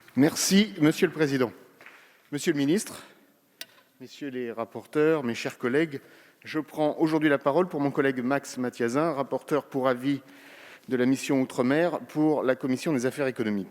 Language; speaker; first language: French; native; French